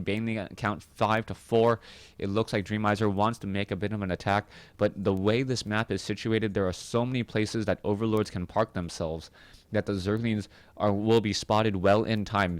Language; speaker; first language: English; native; English